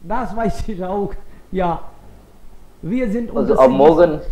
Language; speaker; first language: German; non-native, fluent; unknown